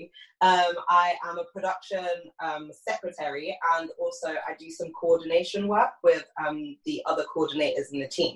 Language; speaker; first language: English; native; English